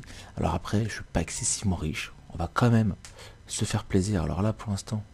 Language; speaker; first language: French; native; French